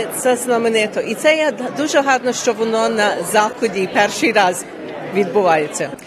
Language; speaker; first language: Ukrainian; early bilingual, heritage; Ukrainian